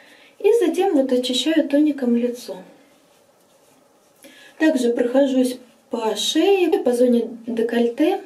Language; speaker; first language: Russian; native; Russian